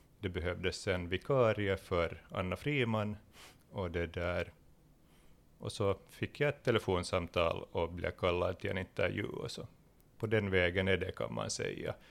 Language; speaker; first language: Swedish; native; Swedish